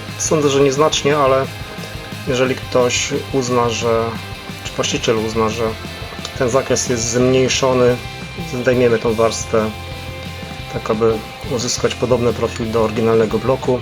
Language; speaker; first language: Polish; native; Polish